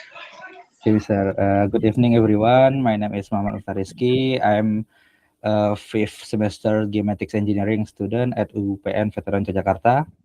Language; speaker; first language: English; non-native, learner; Indonesian